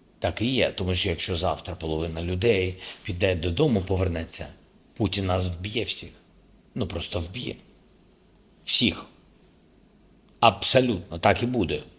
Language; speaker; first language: Ukrainian; non-native, local second language; Russian